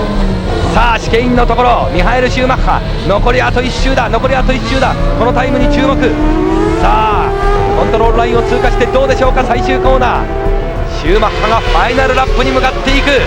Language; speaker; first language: Japanese; native; Japanese